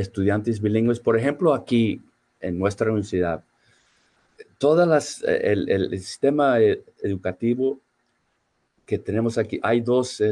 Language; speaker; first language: Spanish; non-native, fluent; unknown